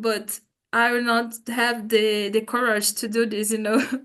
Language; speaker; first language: English; non-native, fluent; Portuguese